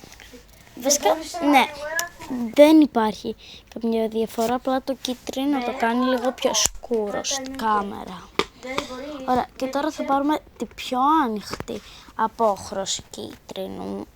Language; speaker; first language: Greek; native; Greek